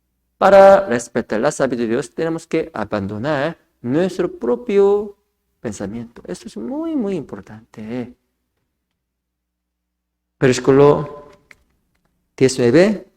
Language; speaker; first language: Spanish; non-native, fluent; Korean